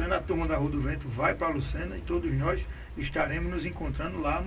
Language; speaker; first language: Portuguese; native; Portuguese